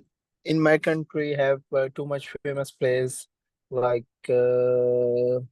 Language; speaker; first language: English; non-native, learner; Urdu